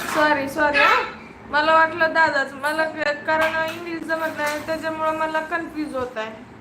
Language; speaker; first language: Marathi; native; Marathi